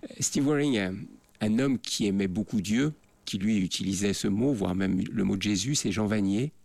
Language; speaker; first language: French; native; French